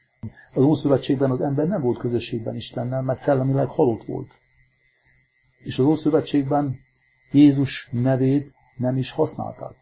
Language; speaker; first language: Hungarian; native; Hungarian